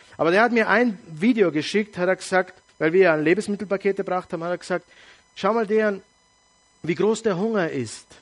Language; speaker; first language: German; non-native, fluent; Serbian